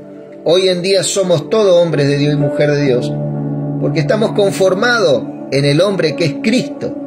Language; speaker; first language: Spanish; native; Spanish